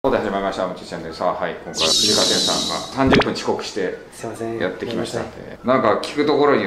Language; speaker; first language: Japanese; native; Japanese